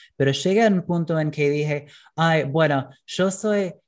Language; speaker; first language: Spanish; non-native, fluent; English